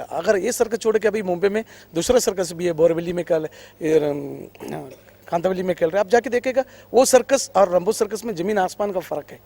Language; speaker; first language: Hindi; non-native, local second language; Malayalam